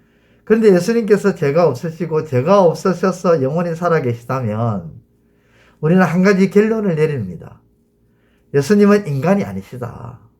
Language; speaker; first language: Korean; native; Korean